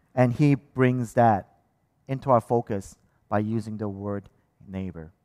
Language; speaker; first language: English; early bilingual, other home language; Korean